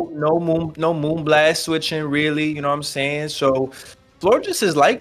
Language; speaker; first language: English; native; English